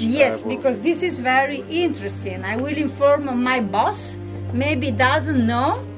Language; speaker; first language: English; non-native, learner; Italian